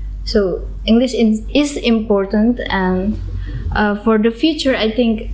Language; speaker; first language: English; non-native, learner; Indonesian